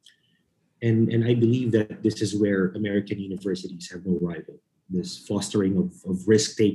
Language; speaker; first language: English; non-native, local second language; Filipino